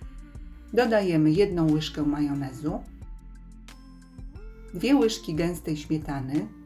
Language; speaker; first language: Polish; native; Polish